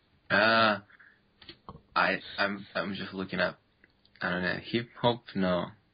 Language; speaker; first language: English; non-native, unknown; Japanese